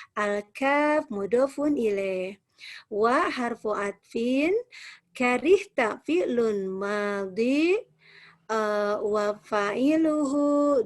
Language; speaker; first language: Arabic; non-native, learner; Indonesian